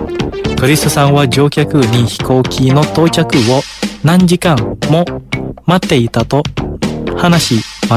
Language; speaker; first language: Japanese; non-native, fluent; Indonesian